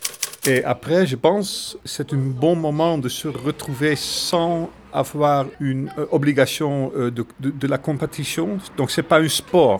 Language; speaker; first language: French; non-native, fluent; Dutch